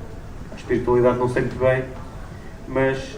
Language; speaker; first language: Portuguese; native; Portuguese